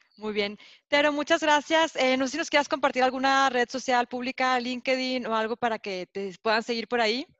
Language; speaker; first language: Spanish; native; Spanish